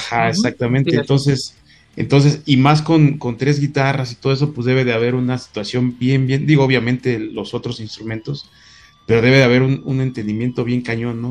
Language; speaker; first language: Spanish; native; Spanish